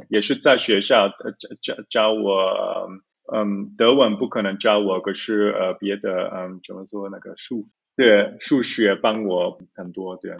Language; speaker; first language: Chinese; early bilingual, heritage; Chinese